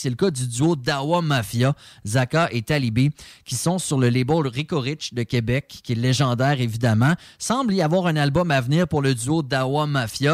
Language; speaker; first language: French; native; French